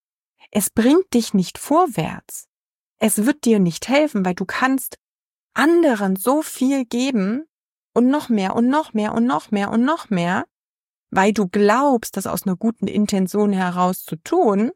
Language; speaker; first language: German; native; German